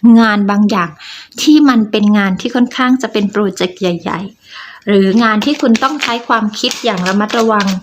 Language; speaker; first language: Thai; native; Thai